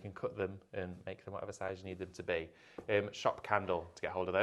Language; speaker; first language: English; native; English